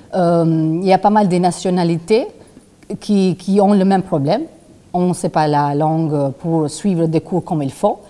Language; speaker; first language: French; non-native, fluent; Albanian